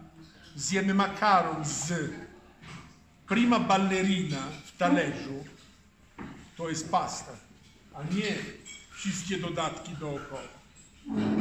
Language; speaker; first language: Polish; non-native, fluent; Italian